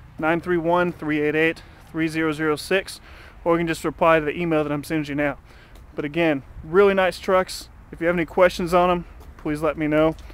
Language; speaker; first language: English; native; English